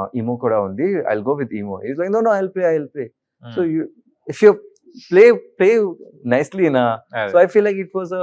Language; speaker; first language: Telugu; non-native, learner; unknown